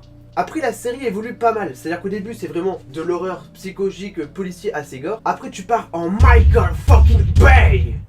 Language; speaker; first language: French; native; French